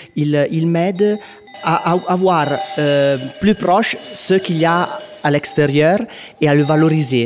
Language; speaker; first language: French; non-native, local second language; Italian